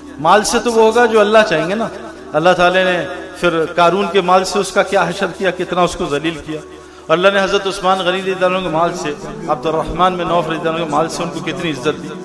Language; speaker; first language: Urdu; native; Urdu